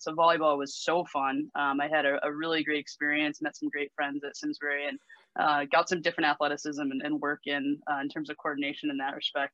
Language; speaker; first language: English; native; English